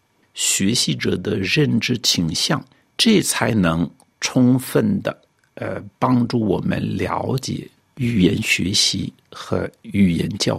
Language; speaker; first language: Chinese; non-native, fluent; French